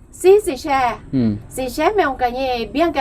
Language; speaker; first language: French; non-native, learner; Thai